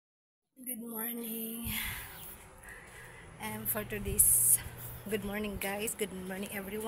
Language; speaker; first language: English; non-native, learner; Filipino